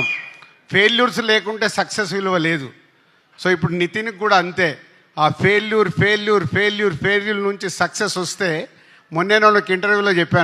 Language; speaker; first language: Telugu; native; Telugu